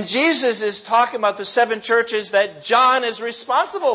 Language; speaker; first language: English; native; English